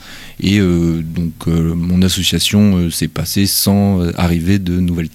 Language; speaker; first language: French; native; French